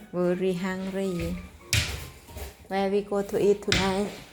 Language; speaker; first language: English; non-native, learner; Thai